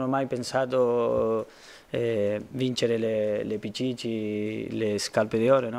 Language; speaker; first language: Italian; non-native, learner; Spanish